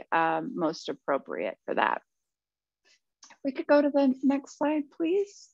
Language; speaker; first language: English; native; English